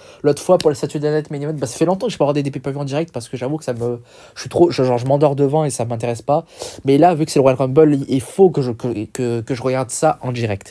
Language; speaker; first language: French; native; French